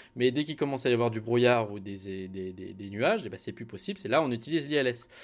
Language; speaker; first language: French; native; French